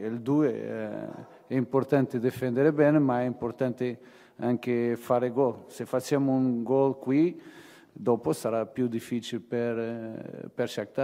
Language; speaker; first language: Italian; non-native, fluent; Portuguese